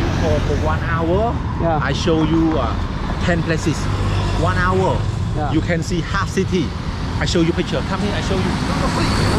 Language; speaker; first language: English; non-native, learner; Khmer